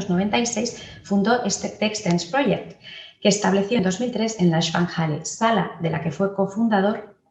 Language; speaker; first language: Spanish; native; Spanish